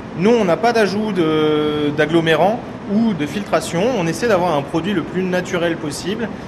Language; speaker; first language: French; native; French